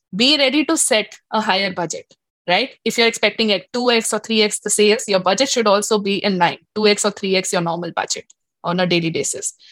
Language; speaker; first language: English; non-native, local second language; Hindi